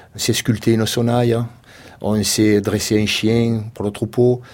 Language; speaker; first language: French; native; French